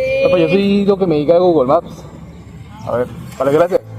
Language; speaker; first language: Spanish; native; Spanish